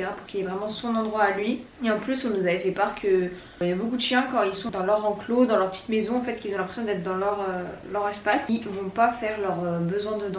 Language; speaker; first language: French; native; French